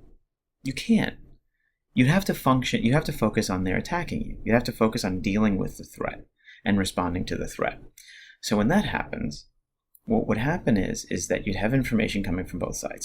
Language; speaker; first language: English; native; English